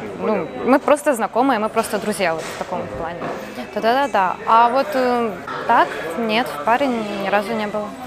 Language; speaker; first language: Russian; native; Russian